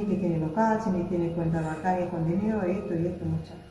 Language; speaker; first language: Spanish; non-native, local second language; Arabic